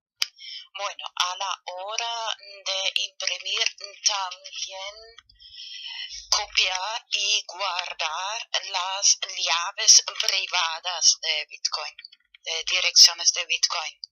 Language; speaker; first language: Spanish; non-native, fluent; German